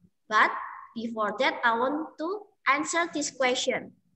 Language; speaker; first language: English; non-native, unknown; Indonesian